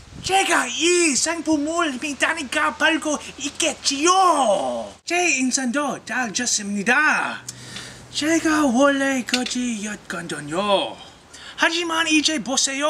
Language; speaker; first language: Korean; non-native, learner; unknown